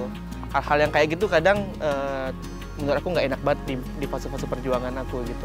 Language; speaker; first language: Indonesian; native; Indonesian